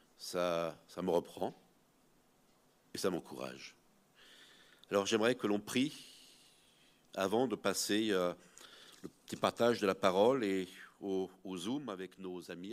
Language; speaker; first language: French; native; French